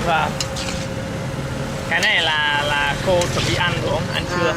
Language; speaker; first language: Vietnamese; non-native, fluent; English